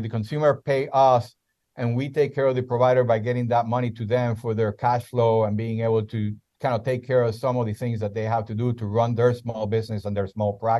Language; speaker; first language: English; non-native, fluent; Spanish